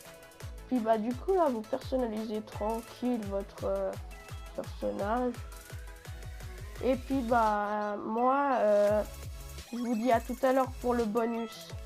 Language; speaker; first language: French; native; French